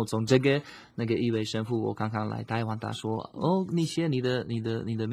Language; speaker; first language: Chinese; non-native, fluent; Slovak